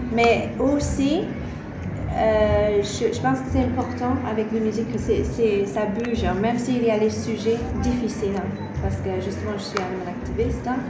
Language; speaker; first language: French; non-native, fluent; English